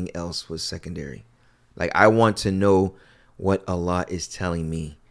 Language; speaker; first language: English; early bilingual, other home language; Akan